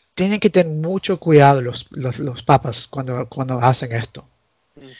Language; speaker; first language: Spanish; early bilingual, heritage; Spanish